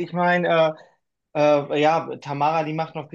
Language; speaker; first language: German; native; German